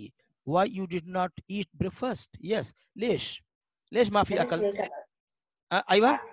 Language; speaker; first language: English; non-native, fluent; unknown